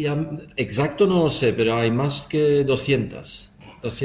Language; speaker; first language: Spanish; non-native, fluent; Dutch